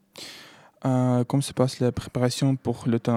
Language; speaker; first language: French; non-native, learner; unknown